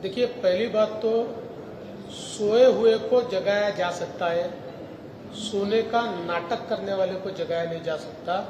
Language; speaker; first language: Hindi; non-native, local second language; Marathi